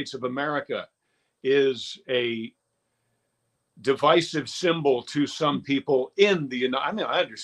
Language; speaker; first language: English; native; English